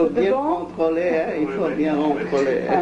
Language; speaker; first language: French; non-native, local second language; Vietnamese